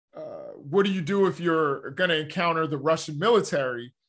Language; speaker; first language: English; native; English